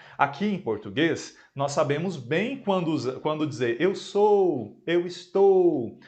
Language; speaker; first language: Portuguese; native; Portuguese